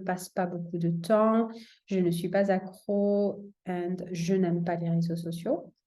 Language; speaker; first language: French; non-native, fluent; English